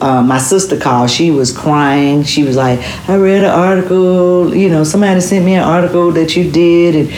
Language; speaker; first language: English; native; English